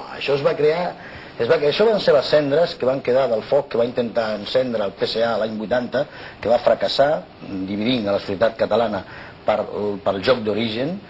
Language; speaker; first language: Catalan; non-native, local second language; Spanish